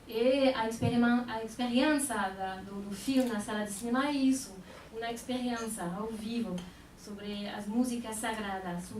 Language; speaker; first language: Portuguese; non-native, fluent; French